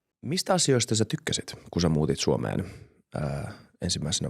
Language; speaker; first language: Finnish; native; Finnish